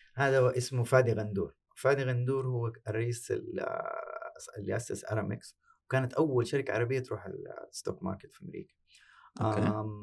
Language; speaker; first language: Arabic; native; Arabic